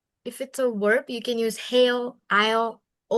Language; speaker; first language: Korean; non-native, fluent; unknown